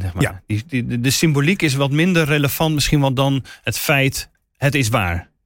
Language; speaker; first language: Dutch; native; Dutch